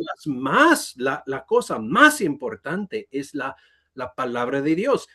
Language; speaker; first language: Spanish; non-native, learner; English